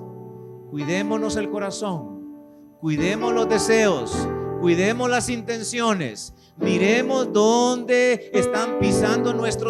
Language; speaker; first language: Spanish; native; Spanish